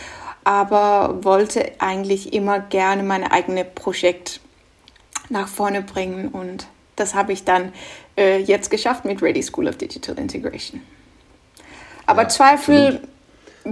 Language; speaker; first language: German; non-native, fluent; Danish